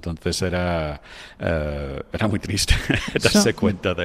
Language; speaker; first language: Spanish; non-native, fluent; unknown